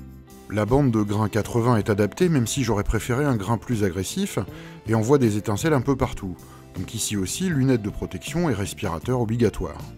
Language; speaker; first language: French; native; French